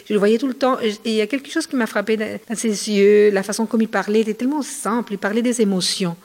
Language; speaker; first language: French; non-native, fluent; Spanish